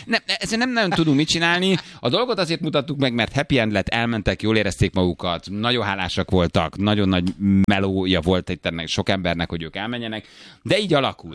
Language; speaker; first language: Hungarian; native; Hungarian